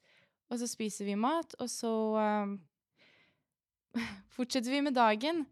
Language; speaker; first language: Norwegian; early bilingual, other home language; Persian